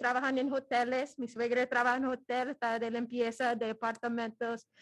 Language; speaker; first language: Spanish; non-native, fluent; English